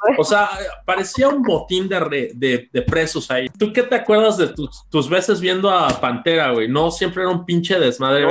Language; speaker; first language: Spanish; native; Spanish